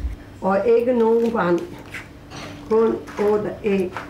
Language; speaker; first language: Danish; non-native, learner; Italian